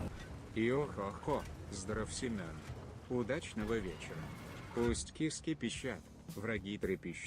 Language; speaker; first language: Russian; native; Russian